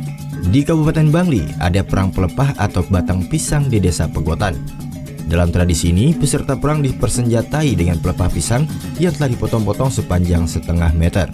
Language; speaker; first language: Indonesian; native; Indonesian